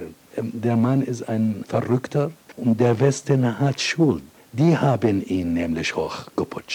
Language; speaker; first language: German; non-native, fluent; Arabic